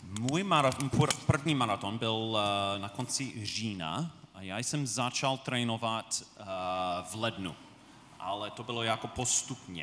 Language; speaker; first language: Czech; non-native, fluent; English